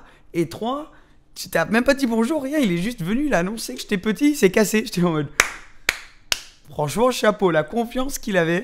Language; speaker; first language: French; native; French